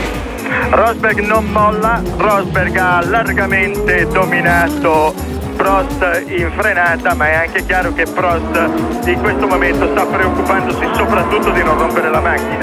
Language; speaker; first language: Italian; native; Italian